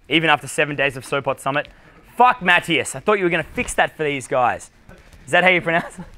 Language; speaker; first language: English; native; English